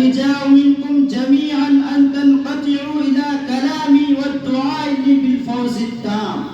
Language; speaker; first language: Arabic; non-native, learner; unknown